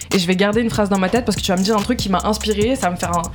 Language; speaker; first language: French; native; French